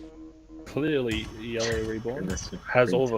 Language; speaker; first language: English; native; English